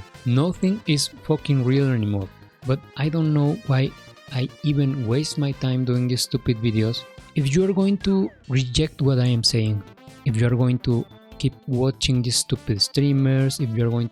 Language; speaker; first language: English; non-native, fluent; Spanish